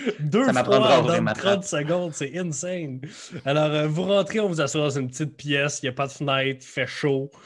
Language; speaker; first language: French; native; French